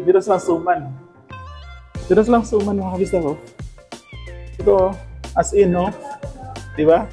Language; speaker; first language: Filipino; non-native, local second language; Cebuano